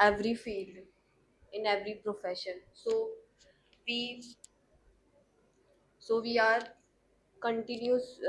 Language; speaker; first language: English; non-native, learner; Hindi